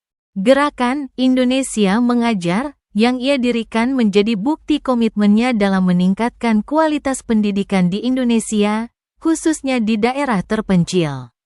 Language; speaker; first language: Indonesian; native; Indonesian